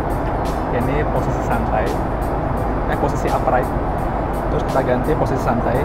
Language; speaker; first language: Indonesian; native; Indonesian